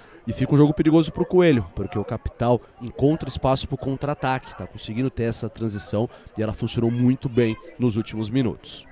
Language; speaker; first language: Portuguese; native; Portuguese